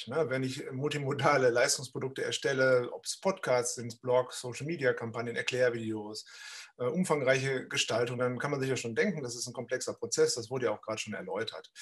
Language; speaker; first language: German; native; German